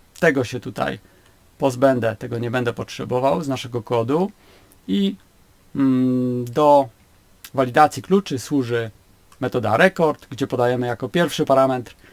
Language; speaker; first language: Polish; native; Polish